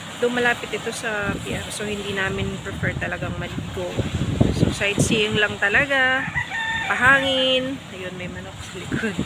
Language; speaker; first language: Filipino; non-native, local second language; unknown